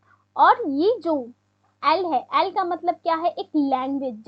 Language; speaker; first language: Hindi; native; Hindi